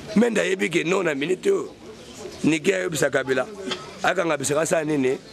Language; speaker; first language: Lingala; native; Lingala